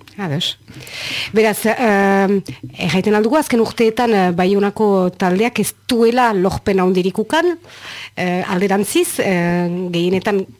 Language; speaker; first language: Basque; native; Basque